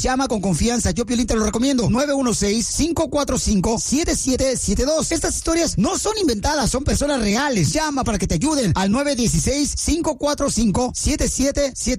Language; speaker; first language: Spanish; native; Spanish